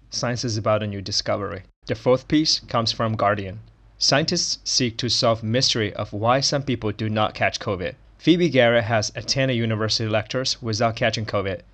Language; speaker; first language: English; non-native, fluent; Chinese